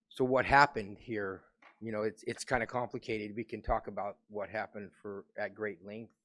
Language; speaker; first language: English; native; English